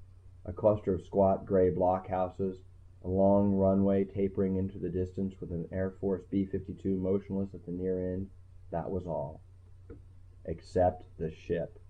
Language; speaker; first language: English; native; English